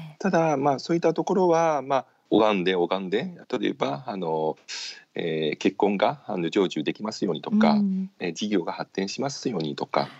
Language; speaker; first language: Japanese; non-native, fluent; Chinese